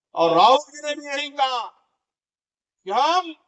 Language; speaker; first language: Hindi; non-native, local second language; Marathi